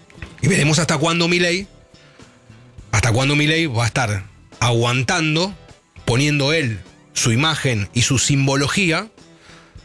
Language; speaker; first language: Spanish; native; Spanish